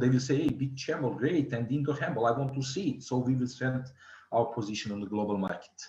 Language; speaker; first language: English; non-native, fluent; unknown